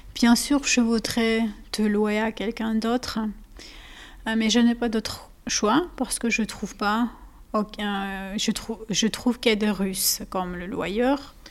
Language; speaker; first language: French; non-native, learner; Georgian